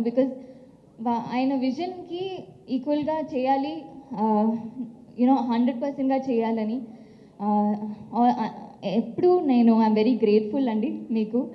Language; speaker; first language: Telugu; non-native, local second language; Tamil